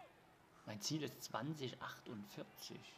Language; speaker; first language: German; native; German